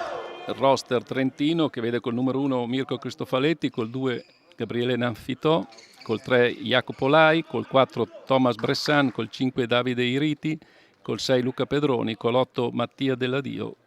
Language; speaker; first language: Italian; native; Italian